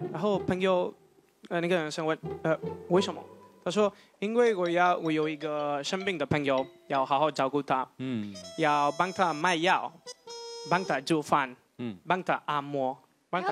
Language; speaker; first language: Chinese; non-native, fluent; Spanish